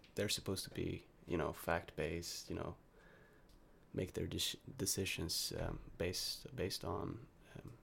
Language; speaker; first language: English; non-native, fluent; Swedish